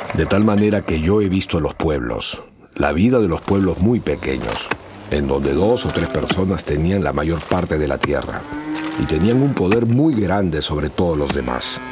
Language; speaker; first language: Spanish; non-native, local second language; Quechua